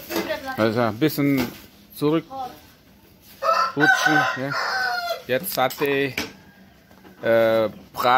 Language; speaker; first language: German; non-native, fluent; Indonesian